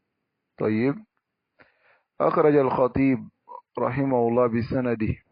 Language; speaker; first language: Arabic; non-native, fluent; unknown